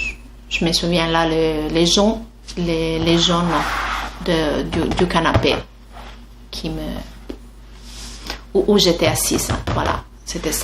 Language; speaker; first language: French; non-native, fluent; Italian